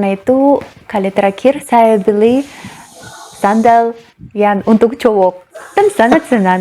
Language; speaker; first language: Indonesian; non-native, fluent; Russian